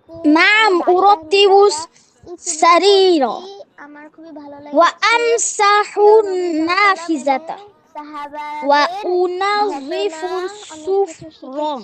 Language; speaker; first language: Arabic; non-native, learner; Bangla